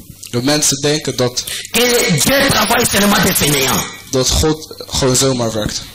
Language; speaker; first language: Dutch; non-native, fluent; French